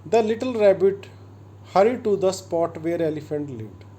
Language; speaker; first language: English; non-native, local second language; Punjabi